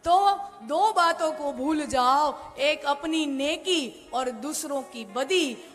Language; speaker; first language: Hindi; non-native, local second language; Gujarati